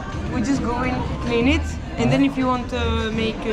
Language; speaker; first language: English; non-native, learner; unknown